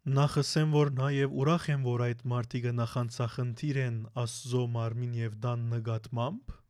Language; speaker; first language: Armenian; early bilingual, heritage; Armenian